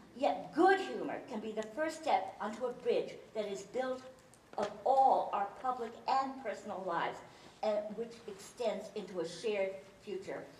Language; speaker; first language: English; early bilingual, other home language; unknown